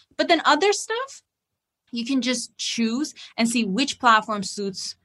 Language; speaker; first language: English; non-native, fluent; Persian